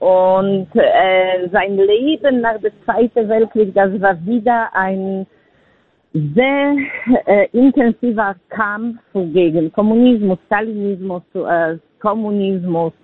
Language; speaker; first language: German; non-native, fluent; Polish